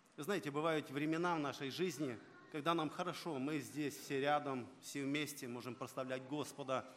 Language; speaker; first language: Russian; non-native, local second language; Ukrainian